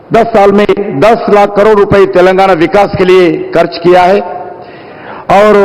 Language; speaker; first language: Hindi; non-native, local second language; Telugu